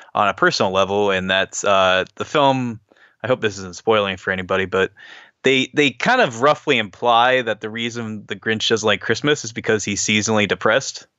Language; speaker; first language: English; native; English